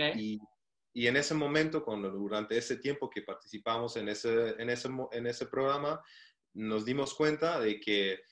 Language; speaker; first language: Spanish; non-native, fluent; German